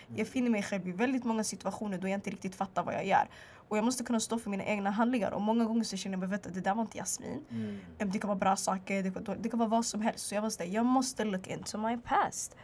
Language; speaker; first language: Swedish; early bilingual, other home language; Arabic